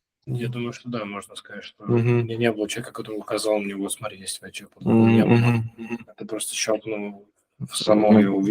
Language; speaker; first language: Russian; native; Russian